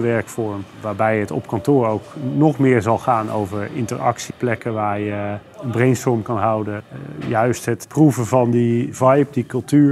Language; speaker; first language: Dutch; native; Dutch